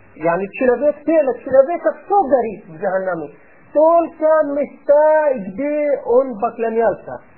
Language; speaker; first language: Russian; non-native, fluent; Arabic